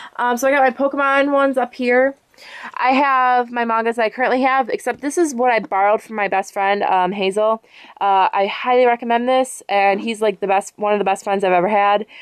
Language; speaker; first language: English; native; English